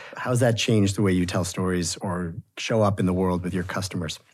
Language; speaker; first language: English; native; English